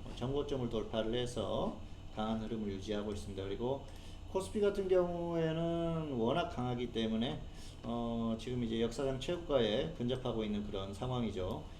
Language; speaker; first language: Korean; native; Korean